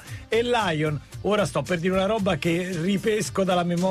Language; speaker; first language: Italian; native; Italian